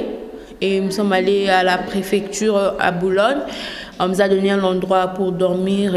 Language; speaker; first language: French; non-native, local second language; Lingala